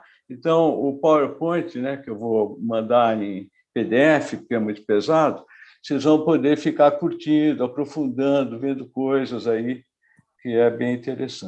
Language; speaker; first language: Portuguese; native; Portuguese